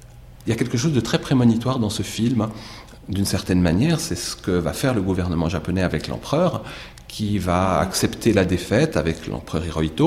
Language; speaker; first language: French; native; French